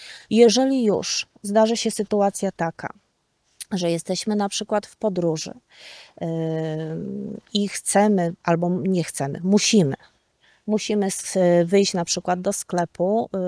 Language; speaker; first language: Polish; native; Polish